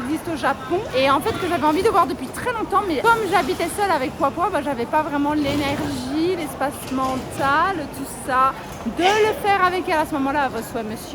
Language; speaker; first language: French; native; French